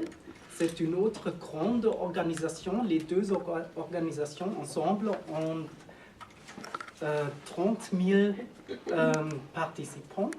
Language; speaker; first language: French; non-native, learner; German